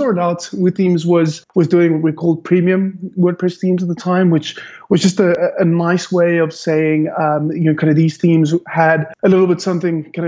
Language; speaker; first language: English; native; English